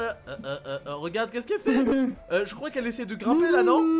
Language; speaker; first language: French; native; French